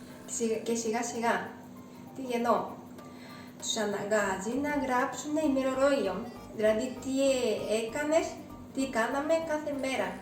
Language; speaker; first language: Greek; non-native, fluent; Japanese